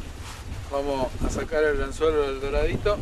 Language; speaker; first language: Spanish; native; Spanish